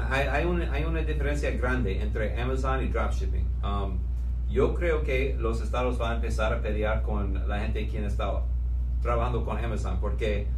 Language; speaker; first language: Spanish; non-native, fluent; English